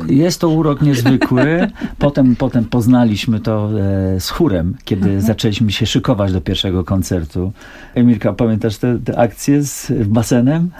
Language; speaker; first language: Polish; native; Polish